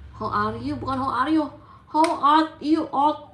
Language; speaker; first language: English; non-native, learner; Indonesian